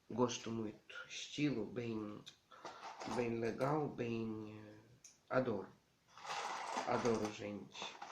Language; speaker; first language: Portuguese; non-native, learner; Ukrainian